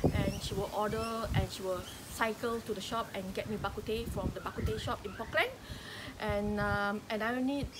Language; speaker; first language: English; non-native, local second language; Min Nan Chinese